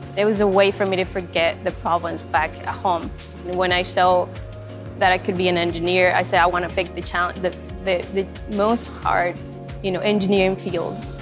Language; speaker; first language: English; non-native, fluent; Spanish